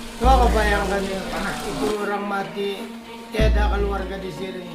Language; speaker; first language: Malay; non-native, learner; Filipino